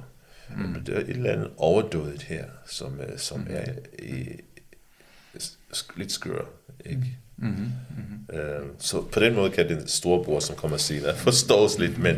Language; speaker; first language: Danish; early bilingual, other home language; English